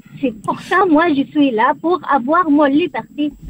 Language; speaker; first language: French; non-native, learner; Arabic